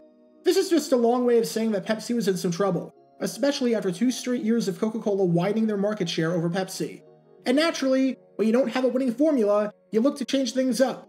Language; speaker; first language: English; native; English